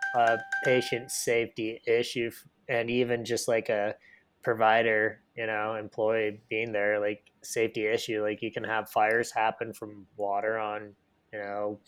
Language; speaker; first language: English; native; English